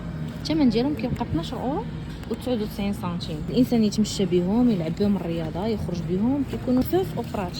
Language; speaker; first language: Arabic; native; Arabic